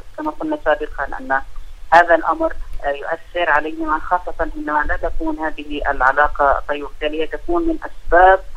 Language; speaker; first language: Arabic; native; Arabic